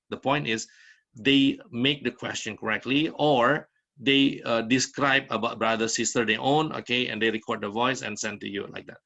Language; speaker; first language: English; non-native, fluent; Indonesian